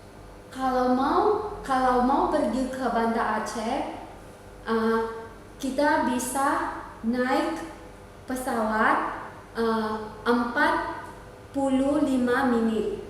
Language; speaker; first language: Indonesian; non-native, learner; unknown